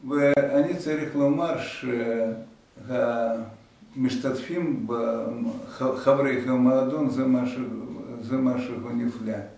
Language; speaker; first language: Hebrew; non-native, fluent; Russian